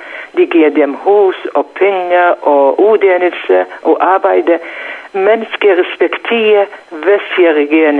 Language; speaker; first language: Danish; non-native, learner; Central Kurdish